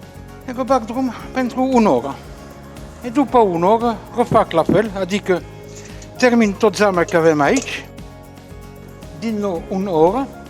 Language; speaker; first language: Romanian; non-native, fluent; French